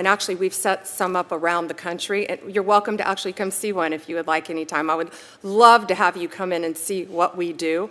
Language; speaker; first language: English; native; English